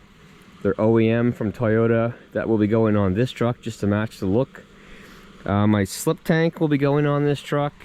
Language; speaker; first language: English; native; English